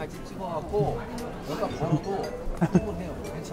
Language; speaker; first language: Korean; native; Korean